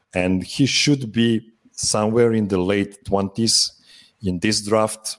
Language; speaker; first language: English; non-native, fluent; Serbian